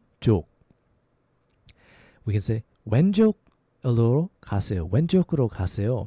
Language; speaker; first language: Korean; non-native, fluent; English